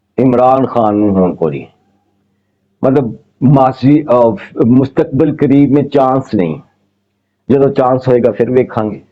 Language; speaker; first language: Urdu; non-native, local second language; Punjabi